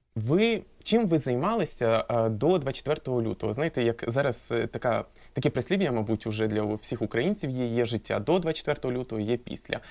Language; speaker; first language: Ukrainian; native; Ukrainian